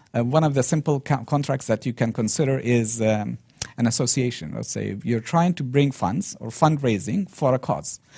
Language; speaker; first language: English; non-native, fluent; Arabic